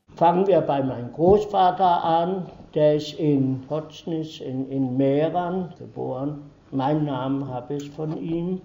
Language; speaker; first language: German; early bilingual, heritage; German